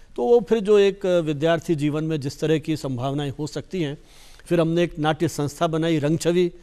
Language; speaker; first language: Hindi; native; Hindi